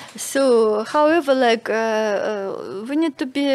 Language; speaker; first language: English; non-native, fluent; Russian